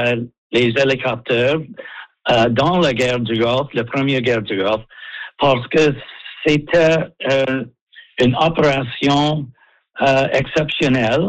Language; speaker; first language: French; non-native, local second language; English